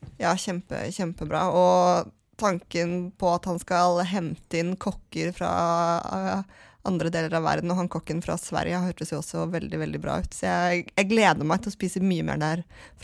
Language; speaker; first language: Norwegian; native; Norwegian